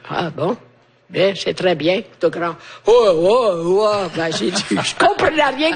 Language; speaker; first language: French; non-native, fluent; Italian